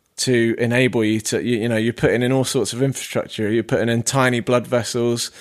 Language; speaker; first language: English; native; English